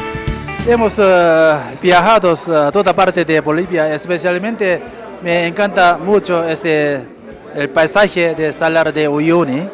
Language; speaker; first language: Spanish; non-native, fluent; Korean